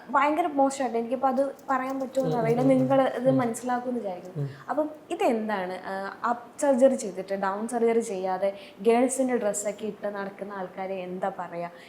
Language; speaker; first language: Malayalam; native; Malayalam